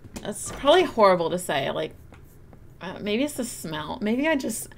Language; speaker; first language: English; native; English